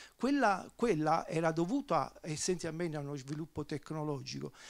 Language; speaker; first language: Italian; native; Italian